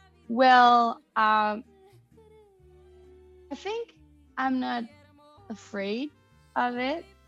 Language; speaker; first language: English; non-native, learner; Spanish